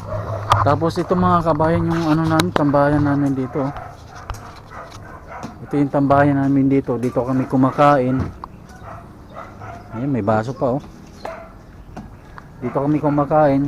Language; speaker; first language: Filipino; non-native, local second language; Cebuano